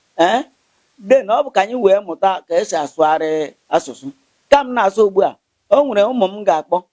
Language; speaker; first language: Igbo; non-native, local second language; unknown